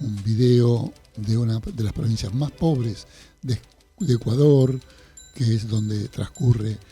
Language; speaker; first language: Spanish; native; Spanish